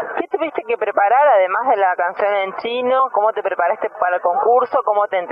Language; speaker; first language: Spanish; native; Spanish